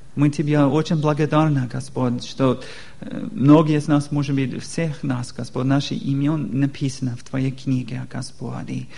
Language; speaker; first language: Russian; non-native, learner; English